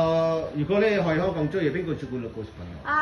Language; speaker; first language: Chinese; native; Chinese